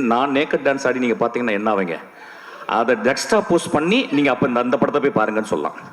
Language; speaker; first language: Tamil; native; Tamil